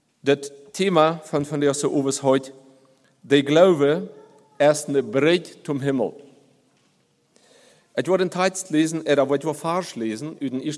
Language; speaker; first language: German; non-native, learner; Plautdietsch